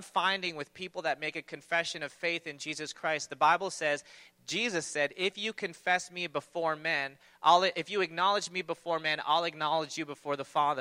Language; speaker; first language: English; native; English